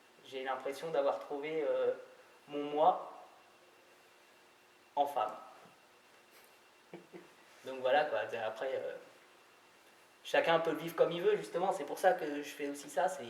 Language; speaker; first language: French; native; French